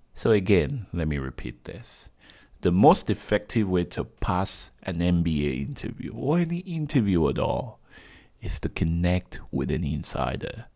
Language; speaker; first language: English; non-native, local second language; Yoruba